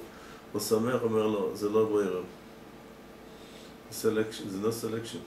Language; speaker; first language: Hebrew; non-native, fluent; English